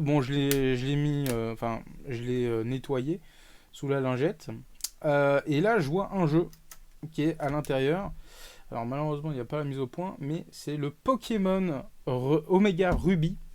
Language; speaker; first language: French; native; French